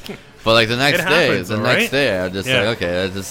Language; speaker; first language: English; early bilingual, other home language; Polish